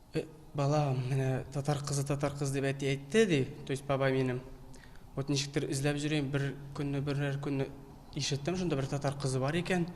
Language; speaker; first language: Tatar; early bilingual, heritage; Tatar